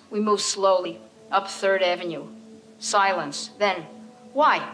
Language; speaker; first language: English; native; English